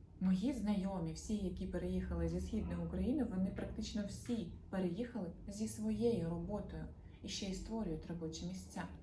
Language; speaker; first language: Ukrainian; non-native, local second language; Russian